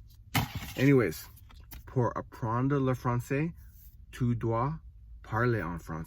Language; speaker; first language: French; non-native, learner; English